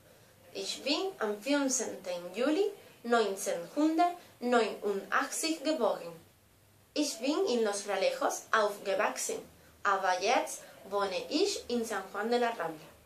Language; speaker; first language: German; non-native, learner; Spanish